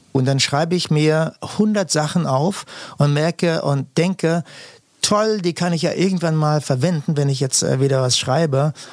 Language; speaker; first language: German; native; German